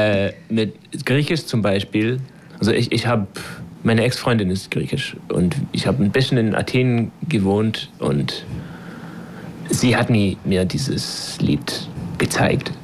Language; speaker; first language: German; non-native, fluent; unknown